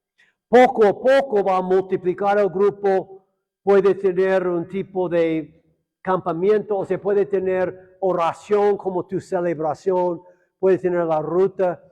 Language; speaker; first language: Spanish; non-native, fluent; English